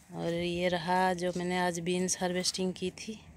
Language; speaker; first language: Hindi; non-native, local second language; Odia